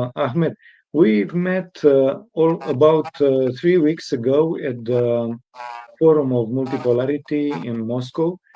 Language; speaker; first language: English; non-native, fluent; Romanian